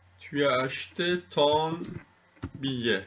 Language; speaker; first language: French; non-native, fluent; Turkish